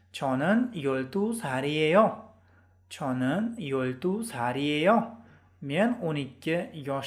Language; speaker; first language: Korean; non-native, fluent; Uzbek